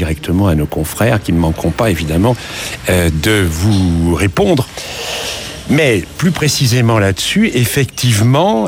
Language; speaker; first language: French; native; French